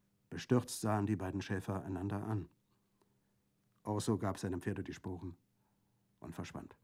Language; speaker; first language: German; native; German